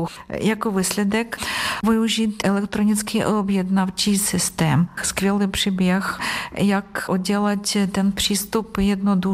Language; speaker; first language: Czech; non-native, learner; Ukrainian